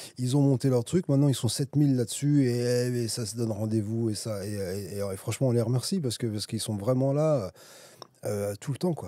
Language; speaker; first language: French; native; French